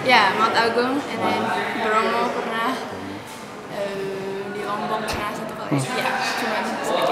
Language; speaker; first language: Indonesian; early bilingual, heritage; English